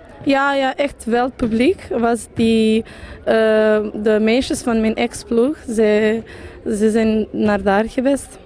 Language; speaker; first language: Dutch; non-native, fluent; Serbian